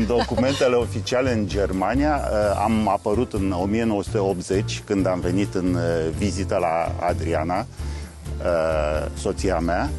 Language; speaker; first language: Romanian; native; Romanian